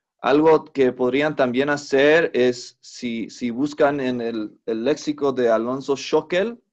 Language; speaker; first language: Spanish; non-native, fluent; English